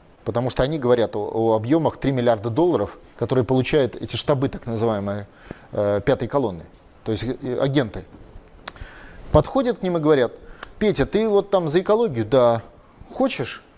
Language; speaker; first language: Russian; native; Russian